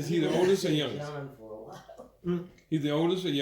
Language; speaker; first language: English; native; English